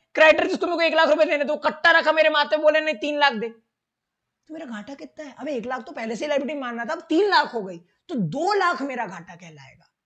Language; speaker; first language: Hindi; native; Hindi